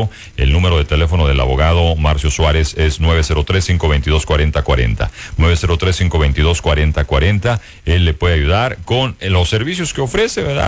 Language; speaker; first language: Spanish; native; Spanish